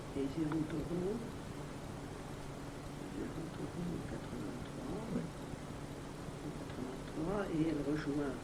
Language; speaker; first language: French; native; French